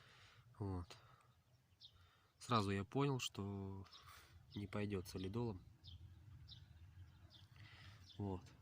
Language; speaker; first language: Russian; native; Russian